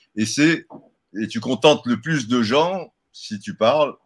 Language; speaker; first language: French; native; French